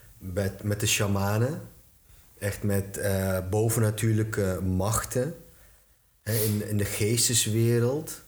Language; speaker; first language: Dutch; early bilingual, other home language; Turkish